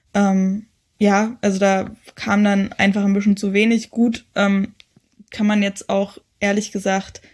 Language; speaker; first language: German; native; German